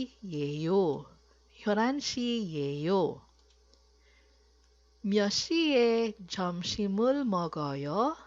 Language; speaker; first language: Korean; non-native, fluent; Filipino